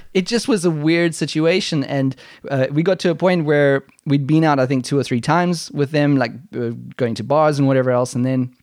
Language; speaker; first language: English; native; English